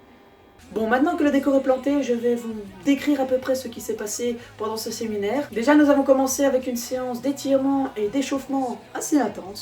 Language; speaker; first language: French; native; French